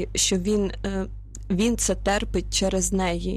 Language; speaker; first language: Ukrainian; native; Ukrainian